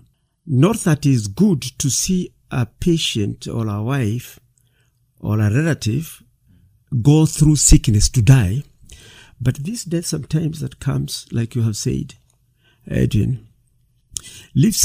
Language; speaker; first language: English; non-native, local second language; Kikuyu